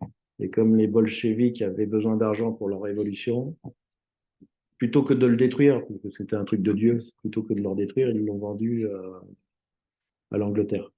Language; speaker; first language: French; native; French